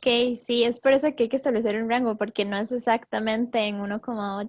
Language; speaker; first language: Spanish; native; Spanish